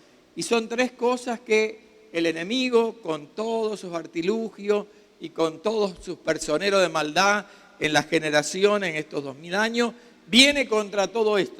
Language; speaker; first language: Spanish; native; Spanish